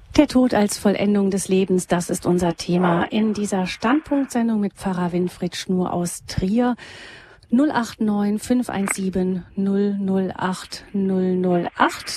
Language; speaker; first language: German; native; German